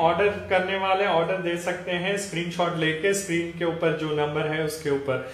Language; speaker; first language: Hindi; non-native, local second language; Telugu